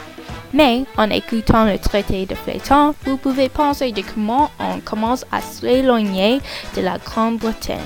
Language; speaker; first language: French; non-native, learner; English